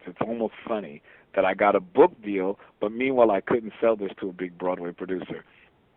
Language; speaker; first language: English; native; English